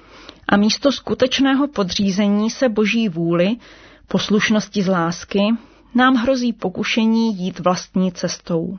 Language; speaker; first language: Czech; native; Czech